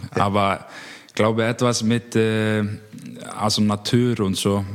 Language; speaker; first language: German; non-native, learner; Icelandic